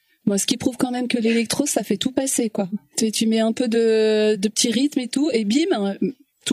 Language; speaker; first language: French; native; French